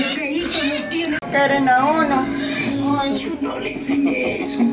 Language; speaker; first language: Spanish; native; Spanish